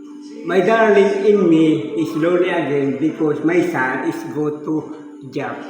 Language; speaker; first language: English; non-native, learner; Filipino